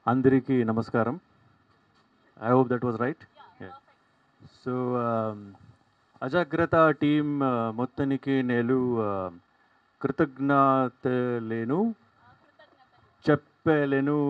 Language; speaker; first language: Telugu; non-native, learner; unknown